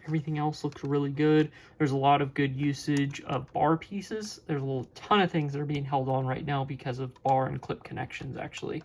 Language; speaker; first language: English; native; English